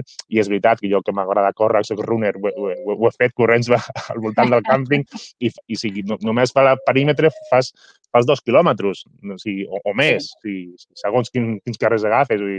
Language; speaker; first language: Catalan; native; Catalan